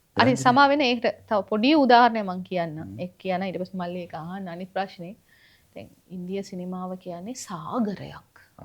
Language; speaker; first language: Sinhala; non-native, local second language; Tamil